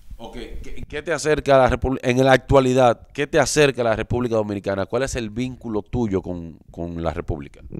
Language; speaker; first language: Spanish; native; Spanish